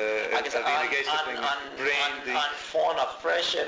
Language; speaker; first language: Irish; non-native, learner; English